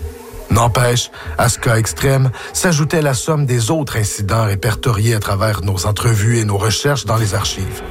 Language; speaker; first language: French; native; French